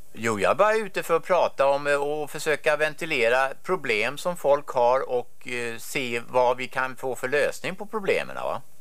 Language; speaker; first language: Swedish; native; Swedish